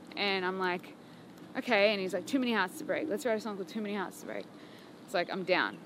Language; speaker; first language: English; native; English